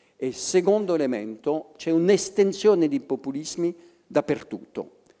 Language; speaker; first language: Italian; non-native, fluent; French